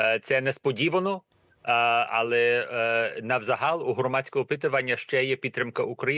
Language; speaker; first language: Ukrainian; early bilingual, heritage; Ukrainian